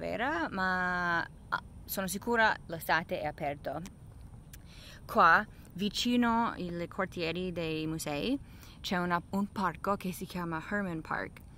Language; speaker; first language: Italian; non-native, fluent; English